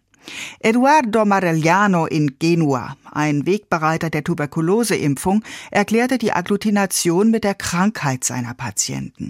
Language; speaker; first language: German; native; German